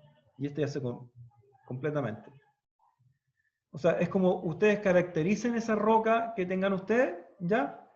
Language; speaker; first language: Spanish; native; Spanish